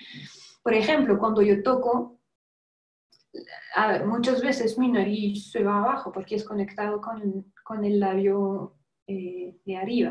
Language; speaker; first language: Spanish; non-native, fluent; French